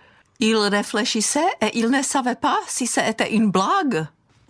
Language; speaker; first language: French; non-native, fluent; Czech